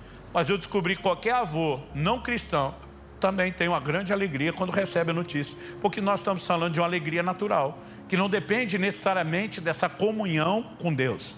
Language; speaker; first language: Portuguese; native; Portuguese